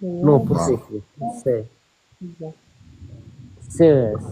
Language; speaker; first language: French; non-native, learner; Arabic